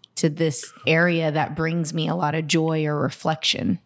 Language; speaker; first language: English; early bilingual, other home language; Filipino